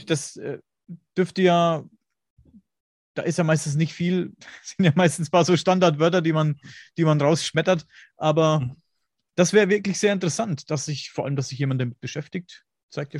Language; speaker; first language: German; native; German